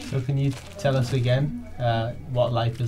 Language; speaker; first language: English; native; English